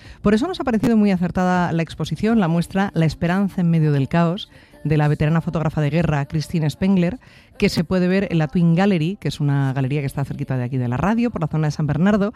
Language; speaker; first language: Spanish; native; Spanish